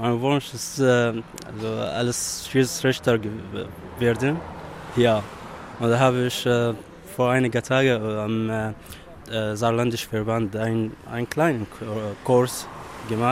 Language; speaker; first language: German; non-native, learner; Arabic